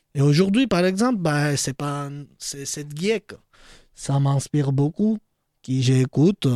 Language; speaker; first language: French; non-native, fluent; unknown